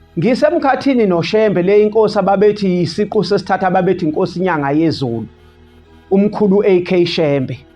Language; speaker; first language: Zulu; native; Zulu